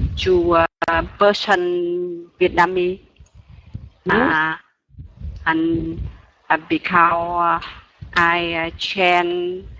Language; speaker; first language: English; non-native, learner; Vietnamese